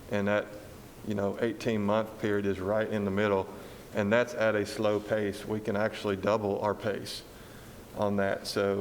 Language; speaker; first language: English; native; English